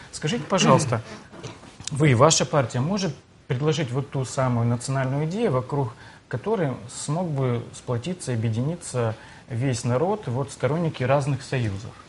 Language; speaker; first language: Russian; non-native, local second language; Romanian